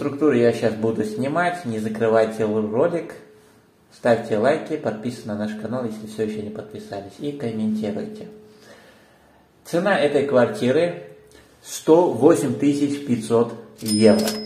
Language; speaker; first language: Russian; non-native, fluent; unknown